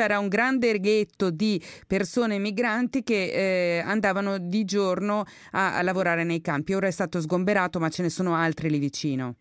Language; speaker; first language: Italian; native; Italian